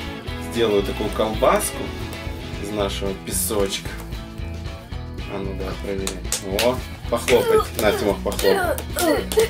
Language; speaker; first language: Russian; native; Russian